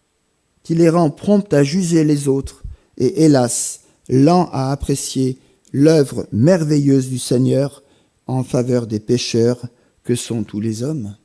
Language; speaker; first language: French; native; French